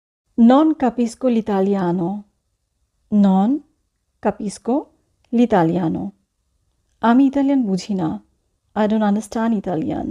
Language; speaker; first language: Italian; non-native, fluent; Bangla